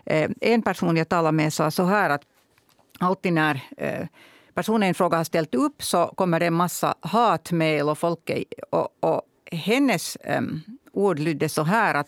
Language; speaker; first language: Swedish; native; Swedish